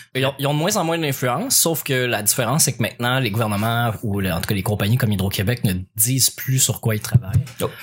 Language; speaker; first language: French; native; French